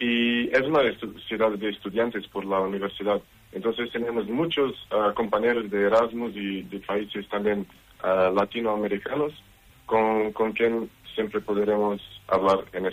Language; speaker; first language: Spanish; non-native, learner; Portuguese